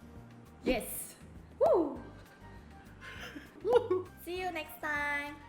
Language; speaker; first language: English; non-native, fluent; Korean